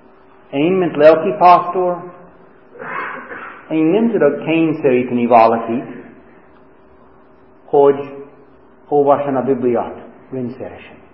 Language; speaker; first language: Hungarian; non-native, fluent; English